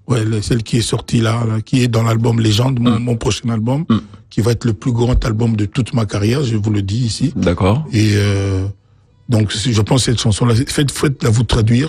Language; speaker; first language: French; non-native, local second language; Lingala